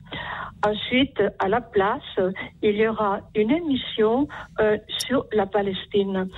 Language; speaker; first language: French; non-native, fluent; Spanish